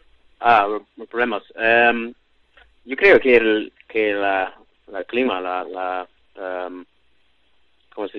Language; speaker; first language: Spanish; non-native, learner; English